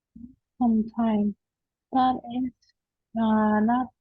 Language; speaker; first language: English; non-native, learner; Vietnamese